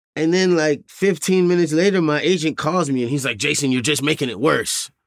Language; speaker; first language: English; native; English